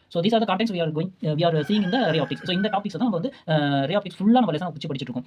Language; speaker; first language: English; non-native, local second language; Tamil